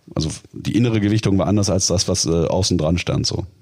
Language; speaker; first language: German; native; German